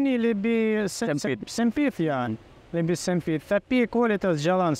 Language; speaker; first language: Indonesian; non-native, learner; Russian